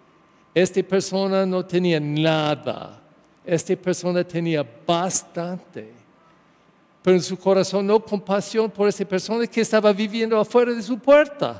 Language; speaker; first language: Spanish; non-native, learner; English